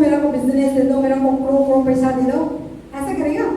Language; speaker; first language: Hindi; non-native, local second language; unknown